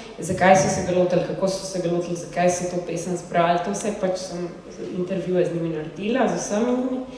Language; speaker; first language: Slovenian; native; Slovenian